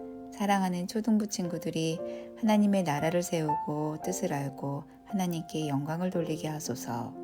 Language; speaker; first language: Korean; native; Korean